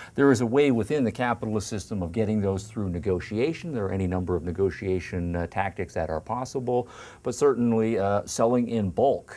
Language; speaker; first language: English; native; English